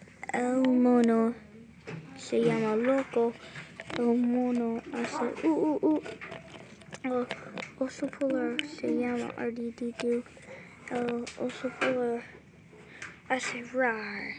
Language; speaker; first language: Spanish; non-native, learner; English